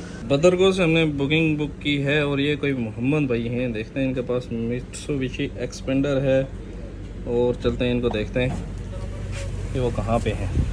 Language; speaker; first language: Hindi; native; Hindi